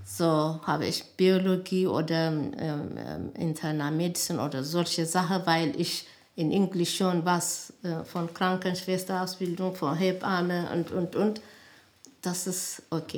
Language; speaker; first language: German; non-native, learner; Amharic